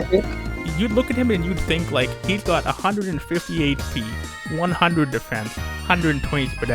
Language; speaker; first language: English; native; English